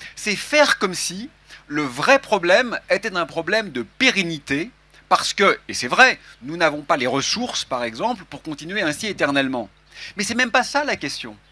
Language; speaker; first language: French; native; French